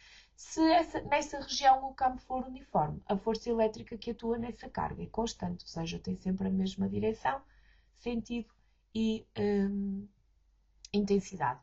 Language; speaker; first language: Portuguese; native; Portuguese